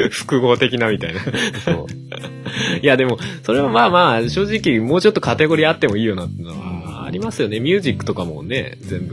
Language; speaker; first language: Japanese; native; Japanese